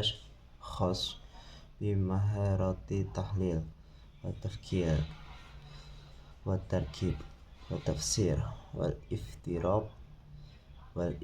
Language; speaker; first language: Arabic; non-native, learner; Indonesian